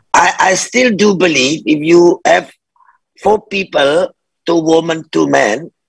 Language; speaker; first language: English; non-native, fluent; Indonesian